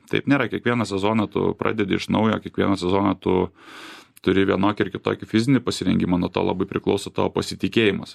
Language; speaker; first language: Lithuanian; native; Lithuanian